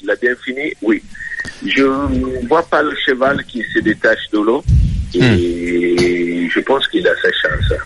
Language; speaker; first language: French; non-native, fluent; Italian